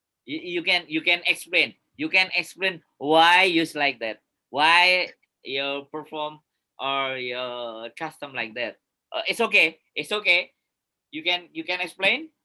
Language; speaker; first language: English; non-native, learner; Indonesian